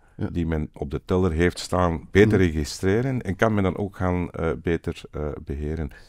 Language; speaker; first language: Dutch; native; Dutch